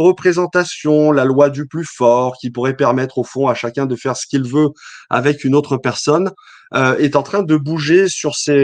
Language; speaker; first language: French; native; French